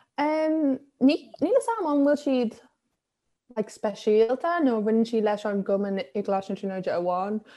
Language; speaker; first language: Irish; non-native, local second language; English